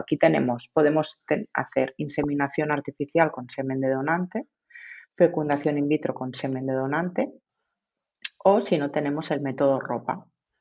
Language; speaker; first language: Spanish; native; Spanish